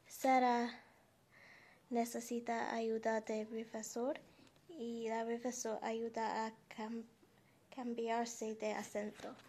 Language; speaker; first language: Spanish; non-native, learner; English